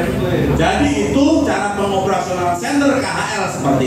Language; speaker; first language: Indonesian; native; Indonesian